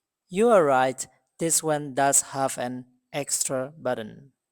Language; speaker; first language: English; non-native, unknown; Burmese